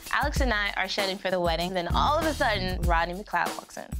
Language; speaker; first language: English; native; English